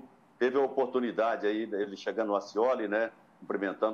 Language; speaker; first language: Portuguese; native; Portuguese